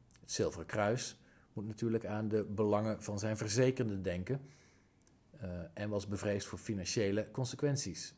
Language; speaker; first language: Dutch; native; Dutch